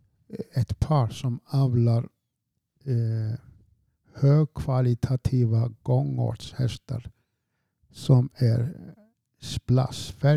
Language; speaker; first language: Swedish; non-native, fluent; Icelandic